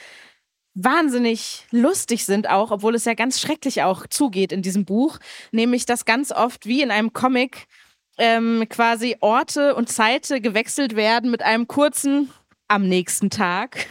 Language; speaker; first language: German; native; German